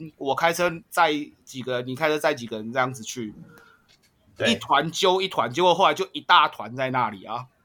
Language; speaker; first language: Chinese; native; Chinese